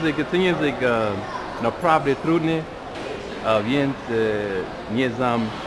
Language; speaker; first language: Polish; non-native, learner; English